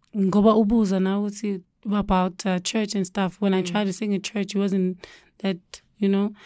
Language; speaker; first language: English; non-native, local second language; Zulu